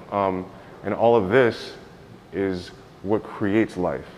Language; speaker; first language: English; native; English